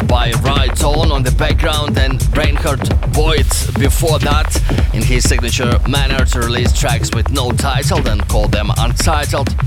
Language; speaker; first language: English; non-native, fluent; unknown